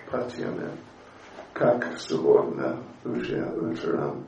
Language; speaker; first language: Russian; non-native, learner; English